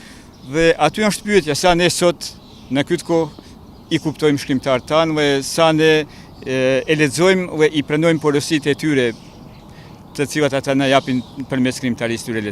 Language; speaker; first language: Albanian; native; Albanian